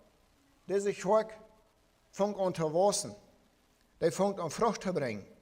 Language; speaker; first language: German; non-native, learner; Plautdietsch